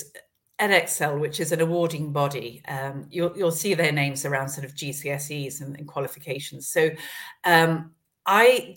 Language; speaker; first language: English; native; English